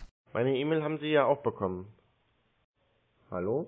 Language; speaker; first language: German; native; German